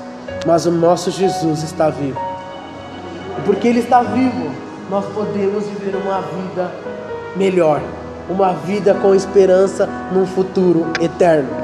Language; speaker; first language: Portuguese; native; Portuguese